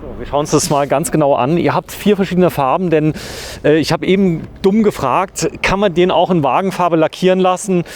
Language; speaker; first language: German; native; German